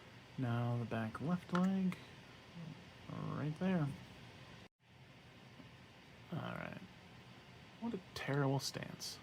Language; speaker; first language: English; native; English